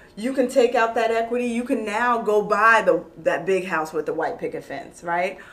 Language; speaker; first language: English; native; English